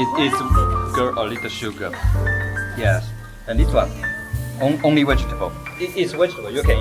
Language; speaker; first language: English; non-native, learner; Chinese